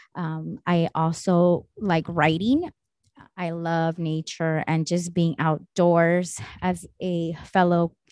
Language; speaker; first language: English; early bilingual, other home language; Spanish